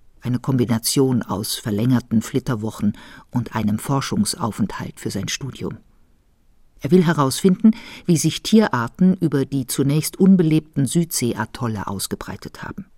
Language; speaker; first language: German; native; German